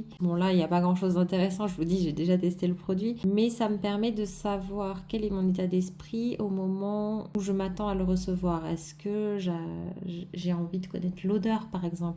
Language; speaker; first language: French; native; French